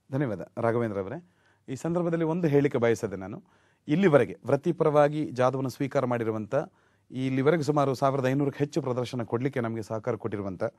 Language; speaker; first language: Kannada; native; Kannada